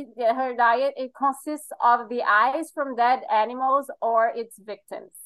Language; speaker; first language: English; non-native, fluent; Portuguese